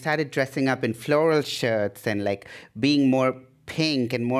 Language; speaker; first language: English; non-native, local second language; Tamil